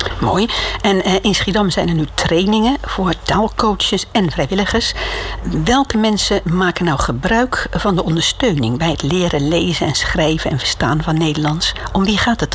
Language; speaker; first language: Dutch; native; Dutch